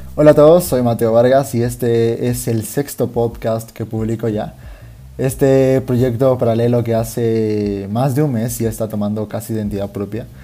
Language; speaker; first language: Spanish; native; Spanish